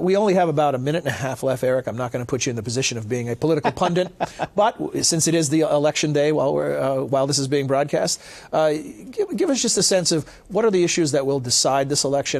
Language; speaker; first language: English; native; English